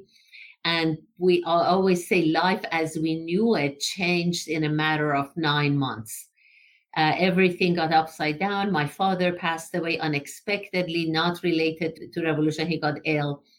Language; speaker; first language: English; non-native, fluent; Persian